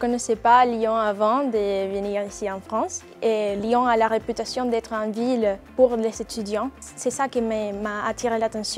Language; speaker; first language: French; non-native, fluent; Spanish